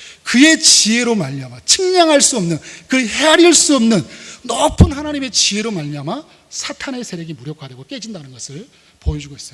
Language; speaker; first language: Korean; native; Korean